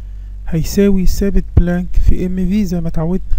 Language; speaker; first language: Arabic; native; Arabic